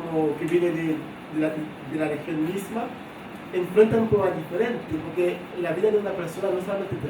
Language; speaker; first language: Spanish; non-native, fluent; Haitian Creole